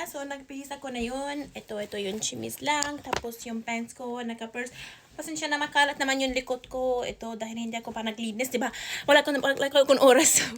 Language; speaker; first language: Filipino; non-native, learner; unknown